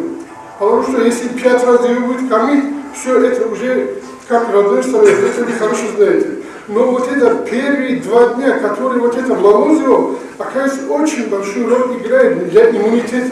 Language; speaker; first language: Russian; non-native, local second language; Avaric